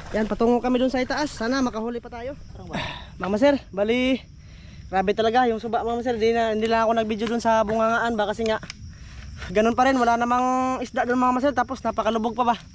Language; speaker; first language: Filipino; native; Filipino